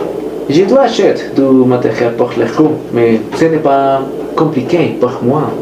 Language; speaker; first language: French; non-native, learner; Spanish